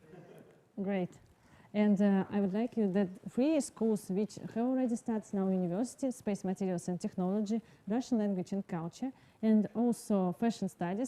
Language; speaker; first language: English; non-native, learner; Russian